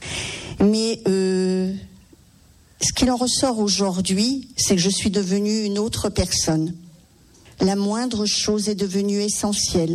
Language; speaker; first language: French; native; French